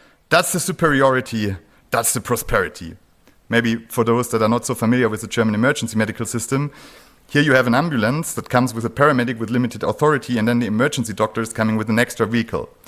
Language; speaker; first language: English; non-native, fluent; German